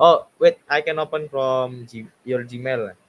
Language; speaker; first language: English; non-native, learner; Indonesian